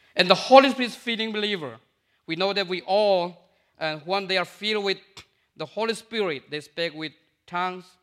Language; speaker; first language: English; non-native, fluent; Burmese